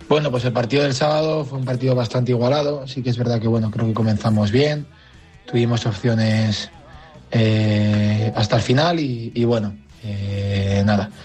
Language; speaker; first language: Spanish; native; Spanish